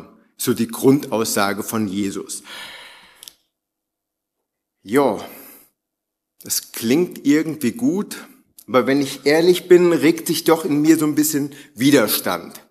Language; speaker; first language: German; native; German